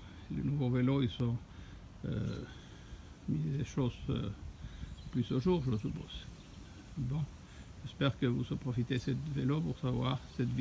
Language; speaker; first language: French; non-native, fluent; Spanish